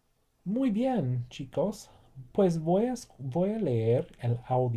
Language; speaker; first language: Spanish; non-native, fluent; English